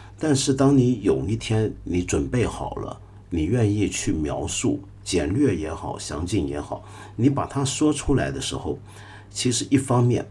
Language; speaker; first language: Chinese; non-native, local second language; Cantonese